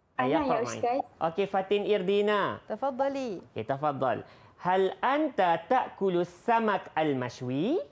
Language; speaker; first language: Arabic; non-native, fluent; Malay